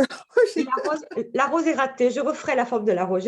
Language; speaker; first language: French; native; French